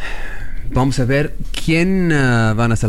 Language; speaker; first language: Spanish; non-native, learner; Arabic